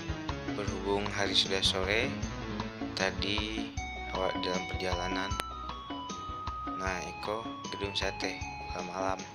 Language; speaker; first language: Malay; non-native, local second language; Minangkabau